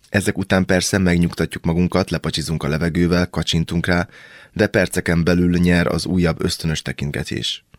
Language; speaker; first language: Hungarian; native; Hungarian